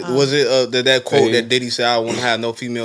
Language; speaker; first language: English; native; English